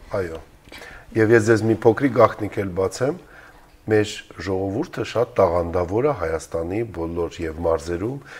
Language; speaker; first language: Armenian; native; Armenian